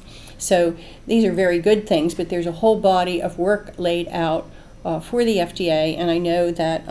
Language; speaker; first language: English; native; English